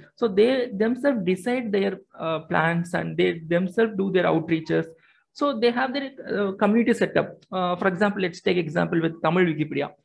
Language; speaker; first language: English; non-native, local second language; Tamil